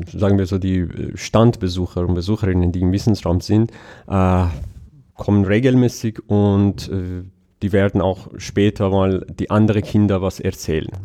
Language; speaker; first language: German; non-native, fluent; Persian